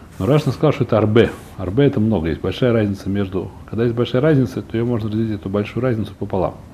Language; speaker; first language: Russian; early bilingual, heritage; Russian